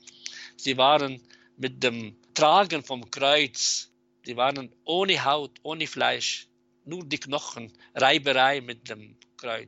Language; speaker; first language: German; non-native, fluent; Arabic